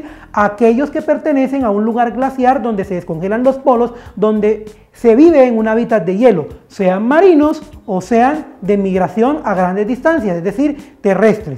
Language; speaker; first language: Spanish; native; Spanish